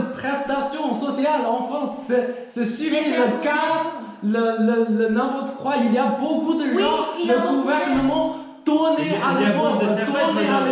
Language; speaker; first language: French; non-native, learner; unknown